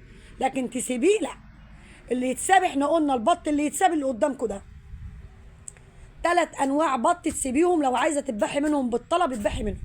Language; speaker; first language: Arabic; native; Arabic